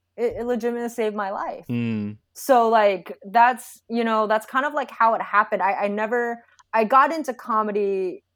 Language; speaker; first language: English; native; English